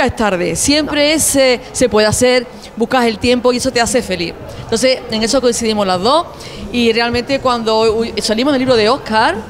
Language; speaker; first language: Spanish; native; Spanish